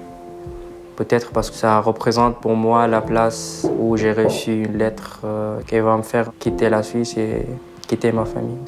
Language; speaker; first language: French; non-native, fluent; Arabic